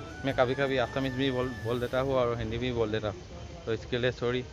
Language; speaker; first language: Hindi; non-native, local second language; Assamese